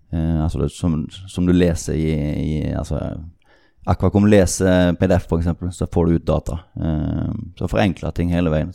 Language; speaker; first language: Norwegian; native; Norwegian